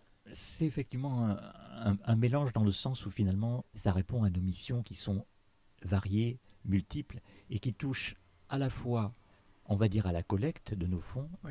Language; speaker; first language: French; native; French